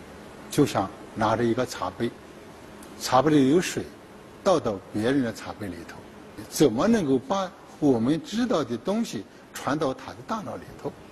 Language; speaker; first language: Chinese; native; Chinese